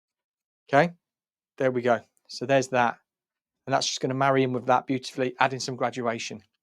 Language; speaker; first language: English; native; English